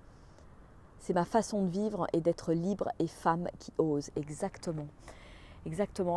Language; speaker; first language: French; native; French